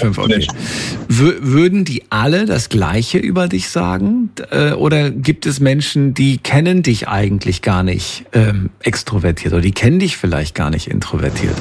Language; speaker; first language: German; native; German